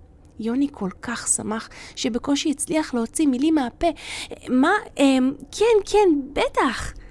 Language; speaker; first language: Hebrew; native; Hebrew